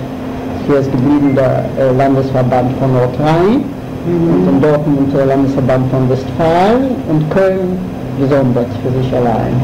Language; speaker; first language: German; non-native, fluent; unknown